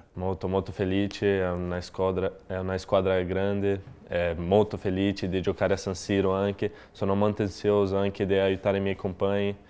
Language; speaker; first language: Italian; non-native, fluent; Portuguese